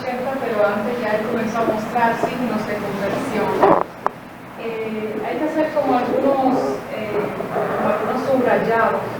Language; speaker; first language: Spanish; native; Spanish